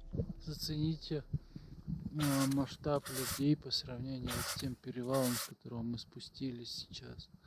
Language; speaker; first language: Russian; native; Russian